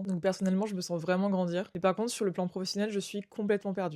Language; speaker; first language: French; native; French